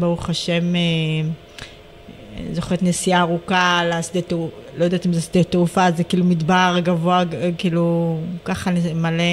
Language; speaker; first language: Hebrew; early bilingual, other home language; Amharic